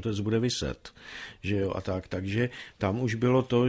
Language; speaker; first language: Czech; native; Czech